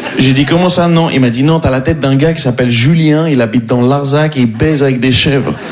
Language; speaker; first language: French; native; French